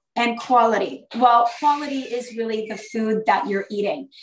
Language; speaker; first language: English; native; English